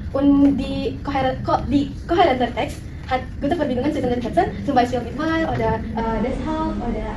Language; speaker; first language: German; non-native, learner; Indonesian